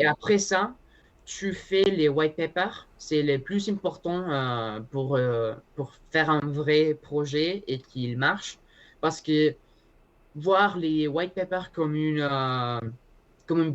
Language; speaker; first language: French; non-native, learner; Spanish